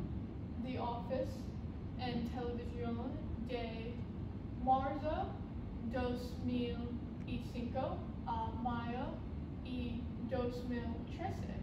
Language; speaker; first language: Spanish; non-native, learner; English